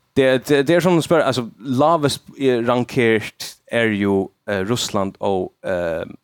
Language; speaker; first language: Swedish; non-native, learner; Faroese